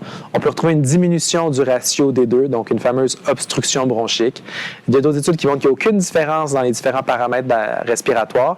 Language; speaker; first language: French; native; French